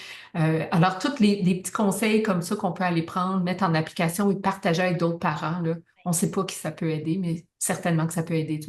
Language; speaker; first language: French; native; French